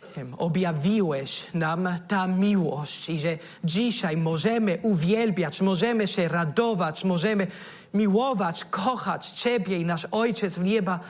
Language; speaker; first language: Polish; non-native, learner; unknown